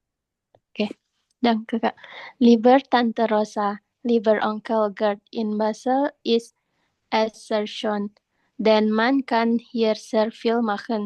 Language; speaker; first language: German; non-native, learner; Indonesian